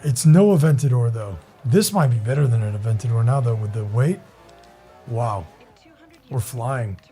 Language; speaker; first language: English; native; English